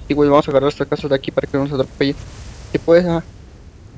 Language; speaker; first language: Spanish; native; Spanish